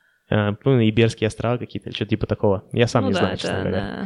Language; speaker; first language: Russian; native; Russian